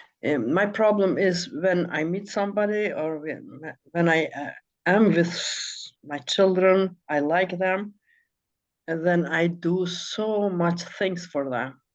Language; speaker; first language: English; non-native, learner; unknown